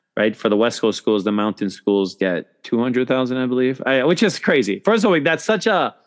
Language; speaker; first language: English; native; English